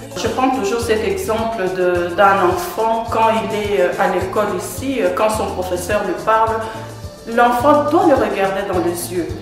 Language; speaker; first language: French; non-native, local second language; Lingala